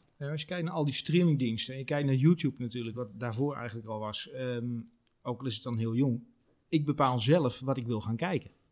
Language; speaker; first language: Dutch; native; Dutch